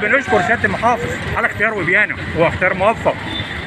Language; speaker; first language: Arabic; native; Arabic